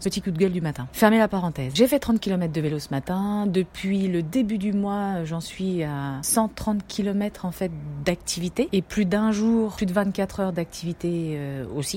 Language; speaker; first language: French; native; French